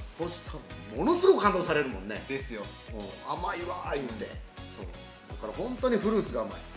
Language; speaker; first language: Japanese; native; Japanese